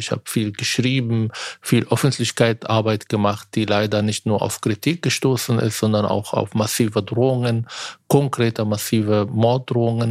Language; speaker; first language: German; non-native, fluent; Arabic